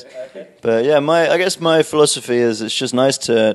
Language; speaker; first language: English; native; English